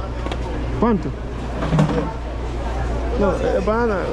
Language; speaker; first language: Portuguese; non-native, learner; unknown